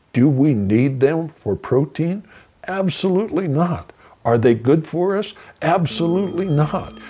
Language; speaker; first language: English; native; English